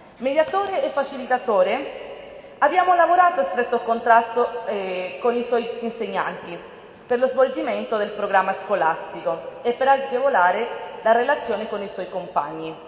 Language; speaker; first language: Italian; non-native, fluent; Spanish